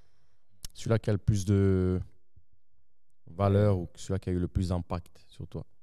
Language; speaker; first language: French; native; French